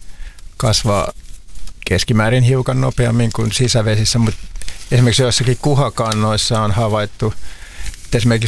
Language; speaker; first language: Finnish; native; Finnish